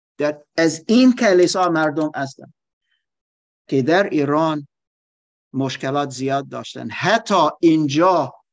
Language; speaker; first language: Persian; non-native, learner; German